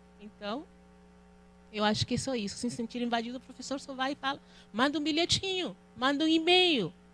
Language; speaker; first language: Portuguese; non-native, fluent; Spanish